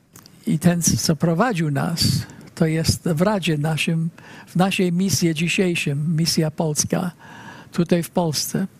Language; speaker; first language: Polish; early bilingual, heritage; Polish